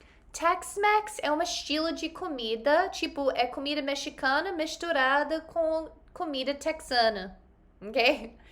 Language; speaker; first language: Portuguese; non-native, fluent; English